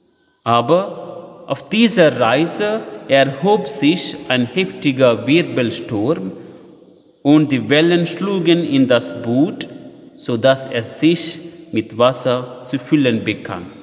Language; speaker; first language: German; non-native, fluent; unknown